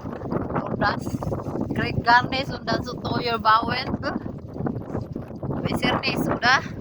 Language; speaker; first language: German; non-native, learner; Cebuano